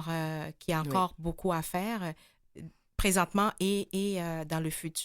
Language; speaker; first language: French; native; French